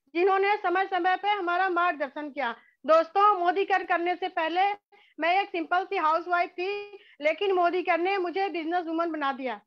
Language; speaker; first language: Hindi; native; Hindi